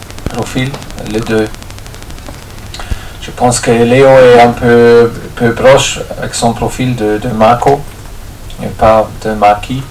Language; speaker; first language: French; non-native, fluent; German